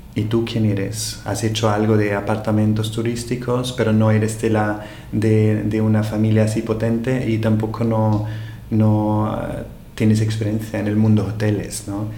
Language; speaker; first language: Spanish; non-native, fluent; German